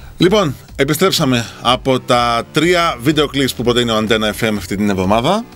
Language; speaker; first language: Greek; native; Greek